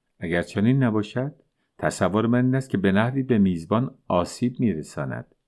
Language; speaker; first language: Persian; native; Persian